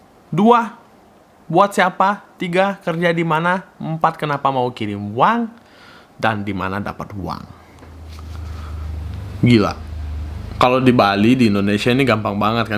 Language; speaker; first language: Indonesian; non-native, fluent; Russian